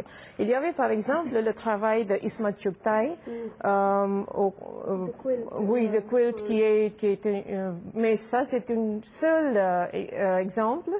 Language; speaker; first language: French; non-native, fluent; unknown